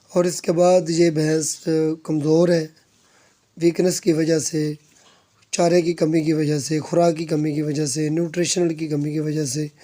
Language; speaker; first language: Urdu; non-native, local second language; Punjabi